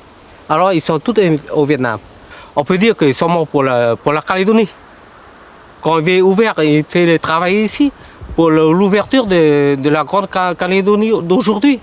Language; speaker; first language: French; non-native, local second language; Vietnamese